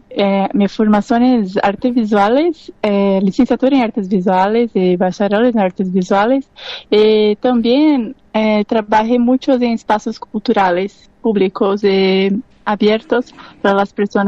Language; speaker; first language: Spanish; non-native, learner; Portuguese